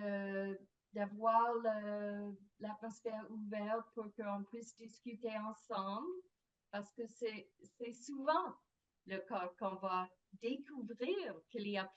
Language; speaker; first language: French; non-native, fluent; English